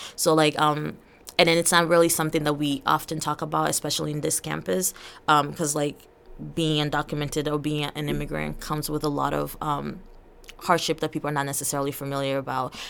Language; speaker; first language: English; early bilingual, other home language; Portuguese